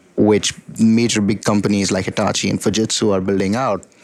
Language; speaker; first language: English; non-native, local second language; Hindi